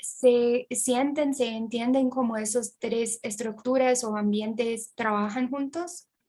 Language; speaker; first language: Spanish; non-native, fluent; English